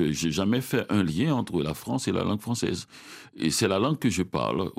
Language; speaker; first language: French; non-native, local second language; Haitian Creole